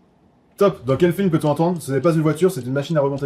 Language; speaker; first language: French; native; French